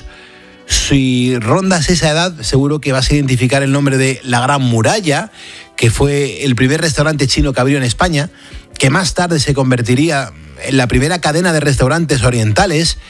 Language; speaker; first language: Spanish; native; Spanish